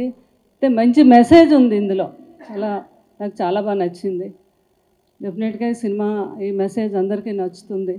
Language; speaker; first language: Telugu; native; Telugu